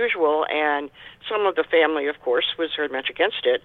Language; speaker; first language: English; native; English